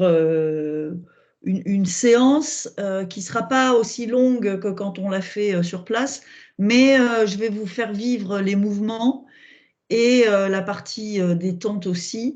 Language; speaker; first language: French; native; French